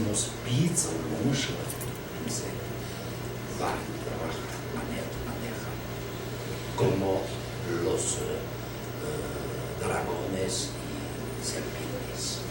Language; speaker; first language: Spanish; non-native, learner; Chinese